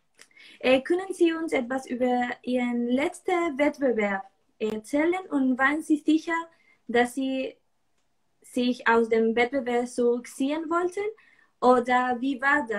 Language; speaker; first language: German; non-native, learner; Spanish